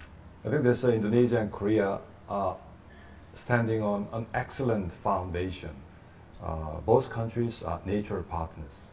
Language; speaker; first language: English; non-native, fluent; Korean